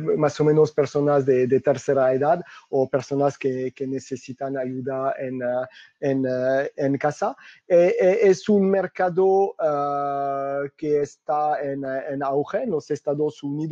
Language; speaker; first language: Spanish; non-native, fluent; French